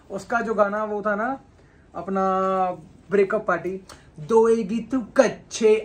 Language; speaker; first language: Hindi; native; Hindi